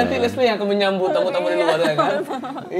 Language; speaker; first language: Indonesian; native; Indonesian